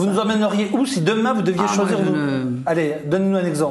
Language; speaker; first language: French; native; French